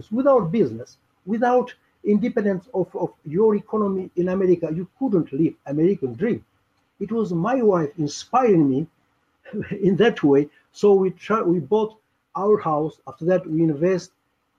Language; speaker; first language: English; non-native, fluent; Albanian